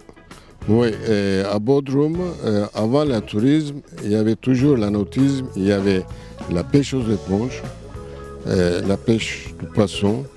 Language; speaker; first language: French; non-native, fluent; Turkish